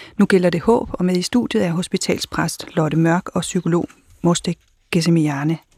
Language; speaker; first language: Danish; native; Danish